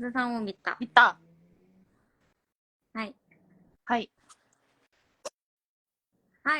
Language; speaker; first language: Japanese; non-native, learner; Korean